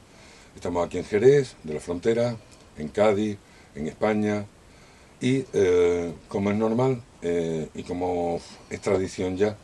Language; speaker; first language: Spanish; native; Spanish